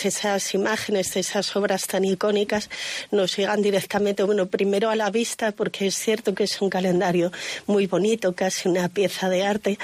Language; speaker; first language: Spanish; native; Spanish